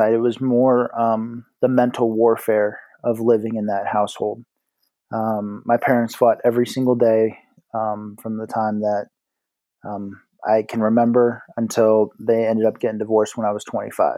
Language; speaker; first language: English; native; English